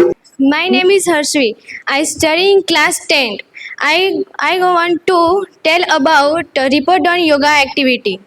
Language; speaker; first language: English; non-native, learner; Gujarati